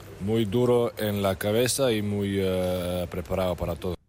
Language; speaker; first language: Spanish; non-native, fluent; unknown